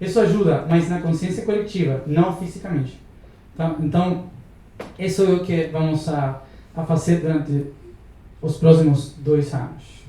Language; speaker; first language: Portuguese; non-native, learner; Spanish